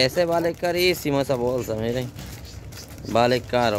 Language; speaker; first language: Spanish; native; Spanish